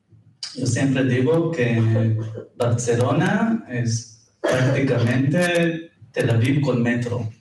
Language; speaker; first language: Spanish; non-native, fluent; Hebrew